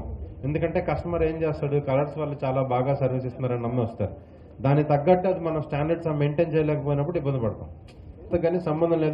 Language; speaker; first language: Telugu; native; Telugu